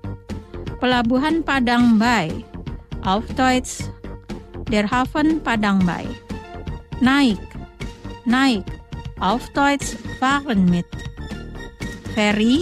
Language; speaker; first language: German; non-native, fluent; Indonesian